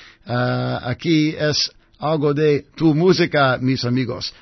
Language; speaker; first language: Spanish; non-native, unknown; English